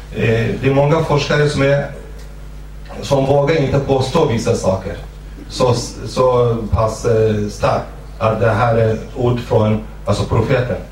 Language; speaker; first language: Swedish; non-native, fluent; Kurdish